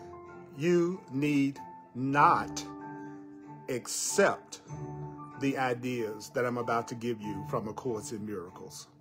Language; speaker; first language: English; native; English